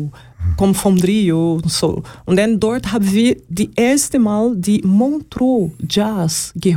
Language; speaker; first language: German; non-native, learner; Portuguese